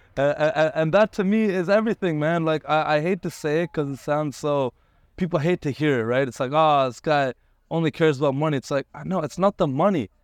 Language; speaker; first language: English; early bilingual, other home language; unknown